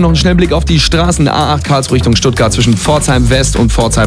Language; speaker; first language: German; native; German